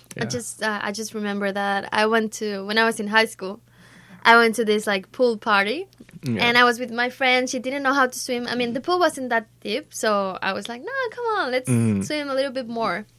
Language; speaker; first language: English; non-native, fluent; Spanish